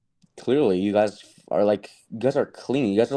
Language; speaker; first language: English; native; English